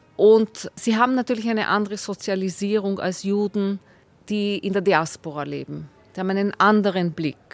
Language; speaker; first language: German; native; German